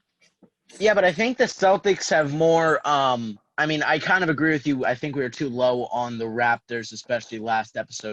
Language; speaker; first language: English; native; English